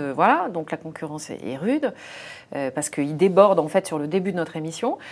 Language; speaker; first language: French; native; French